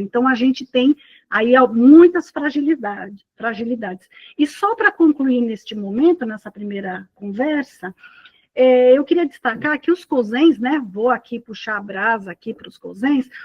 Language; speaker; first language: Portuguese; native; Portuguese